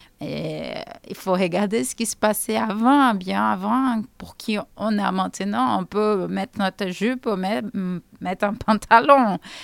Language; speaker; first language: French; non-native, fluent; Portuguese